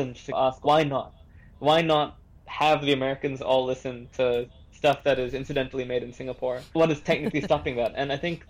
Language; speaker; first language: English; native; English